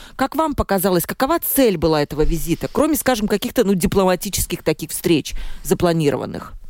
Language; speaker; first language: Russian; native; Russian